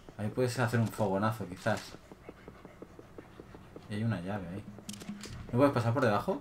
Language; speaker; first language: Spanish; native; Spanish